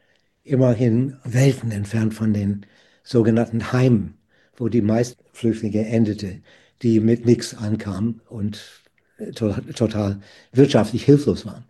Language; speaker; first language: German; non-native, fluent; English